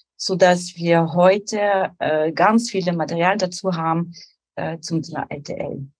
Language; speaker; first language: German; non-native, fluent; French